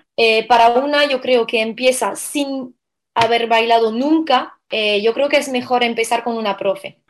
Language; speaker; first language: Spanish; non-native, fluent; French